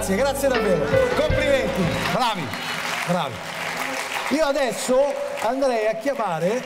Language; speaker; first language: Italian; native; Italian